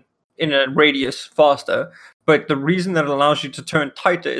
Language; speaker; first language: English; non-native, local second language; Afrikaans